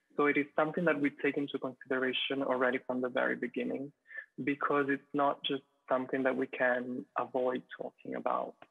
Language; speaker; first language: English; non-native, fluent; Italian